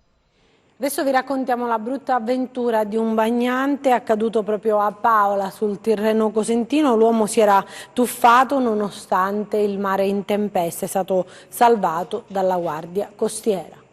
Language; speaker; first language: Italian; native; Italian